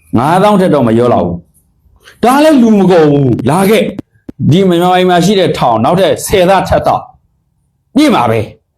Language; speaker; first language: Burmese; native; Burmese